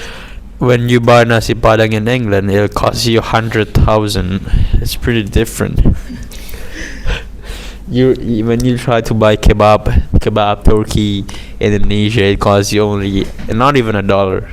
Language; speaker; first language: English; non-native, fluent; Indonesian